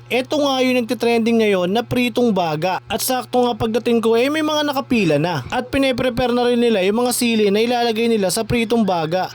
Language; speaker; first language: Filipino; native; Filipino